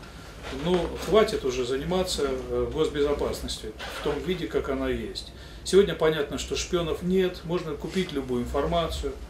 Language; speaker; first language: Russian; native; Russian